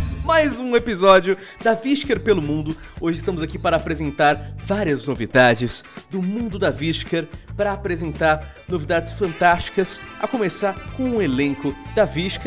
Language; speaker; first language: Portuguese; native; Portuguese